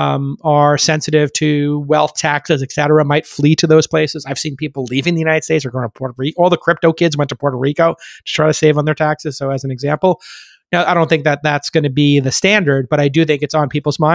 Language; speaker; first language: English; native; English